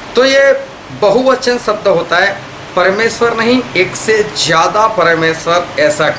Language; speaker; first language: Hindi; non-native, local second language; Gujarati